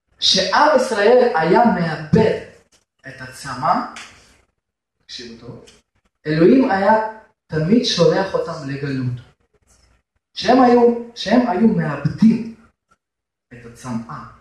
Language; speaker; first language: Hebrew; non-native, fluent; Russian